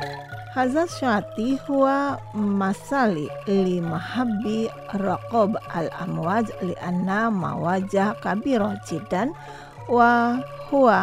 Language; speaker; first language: Arabic; non-native, fluent; Indonesian